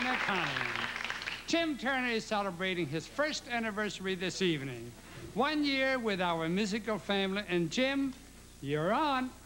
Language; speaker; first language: English; native; English